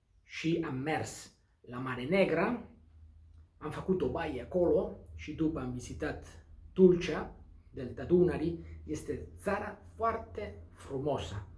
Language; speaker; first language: Romanian; non-native, learner; Basque